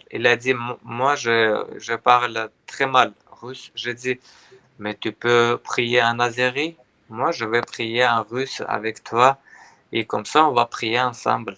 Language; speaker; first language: French; non-native, learner; Armenian